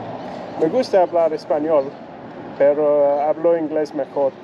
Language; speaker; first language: Spanish; non-native, learner; English